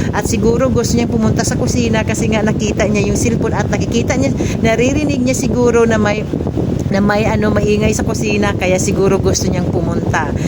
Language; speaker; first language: Filipino; native; Filipino